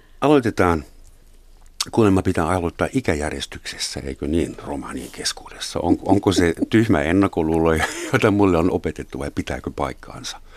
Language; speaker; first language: Finnish; non-native, fluent; German